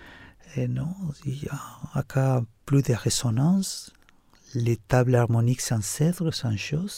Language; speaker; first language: French; non-native, fluent; Spanish